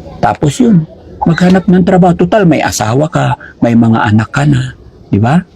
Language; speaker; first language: Filipino; non-native, local second language; Pangasinan